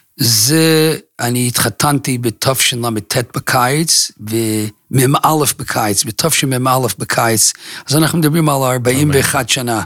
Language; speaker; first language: Hebrew; non-native, fluent; English